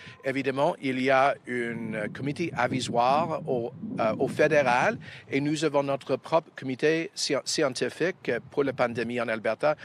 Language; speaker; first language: French; non-native, fluent; English